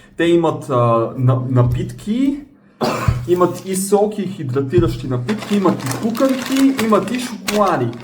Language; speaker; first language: Bulgarian; early bilingual, heritage; Bulgarian